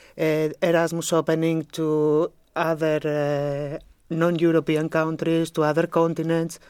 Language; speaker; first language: English; non-native, fluent; Greek